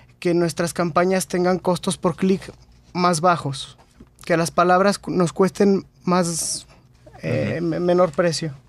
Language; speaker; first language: Spanish; native; Spanish